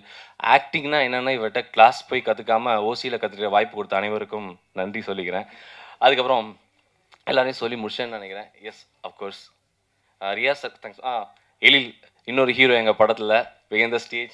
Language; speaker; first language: Tamil; native; Tamil